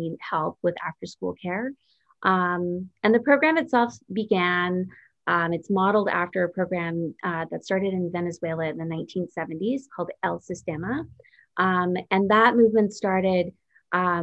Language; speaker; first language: English; native; English